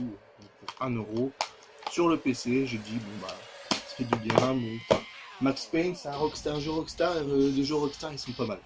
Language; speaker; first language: French; native; French